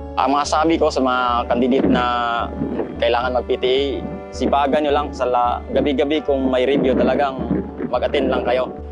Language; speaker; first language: Filipino; non-native, local second language; Cebuano